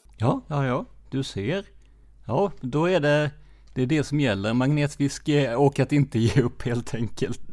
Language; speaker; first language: Swedish; native; Swedish